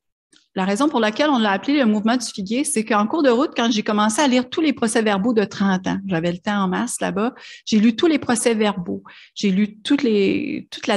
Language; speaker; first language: French; native; French